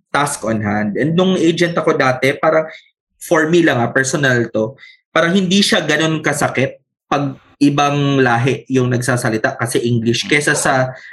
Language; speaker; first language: Filipino; non-native, local second language; Cebuano